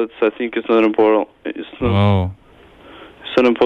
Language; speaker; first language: English; non-native, learner; Russian